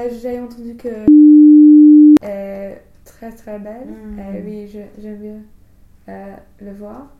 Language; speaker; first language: French; non-native, learner; English